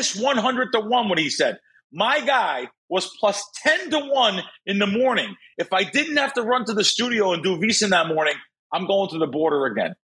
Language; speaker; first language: English; native; English